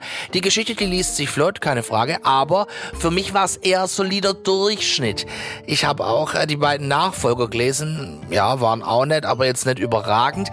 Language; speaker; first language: German; native; German